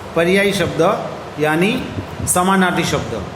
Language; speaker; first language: Hindi; non-native, local second language; Gujarati